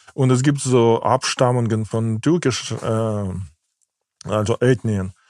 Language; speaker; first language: German; non-native, fluent; Ukrainian